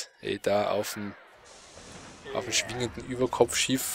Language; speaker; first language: German; native; German